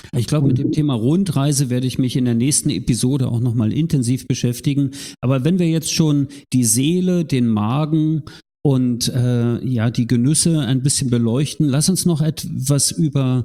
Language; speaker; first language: German; native; German